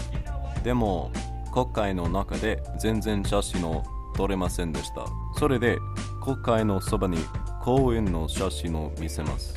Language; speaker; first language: Japanese; non-native, learner; English